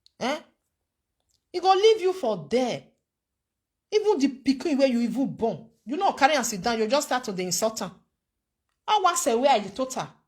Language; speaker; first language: Nigerian Pidgin; non-native, local second language; Bini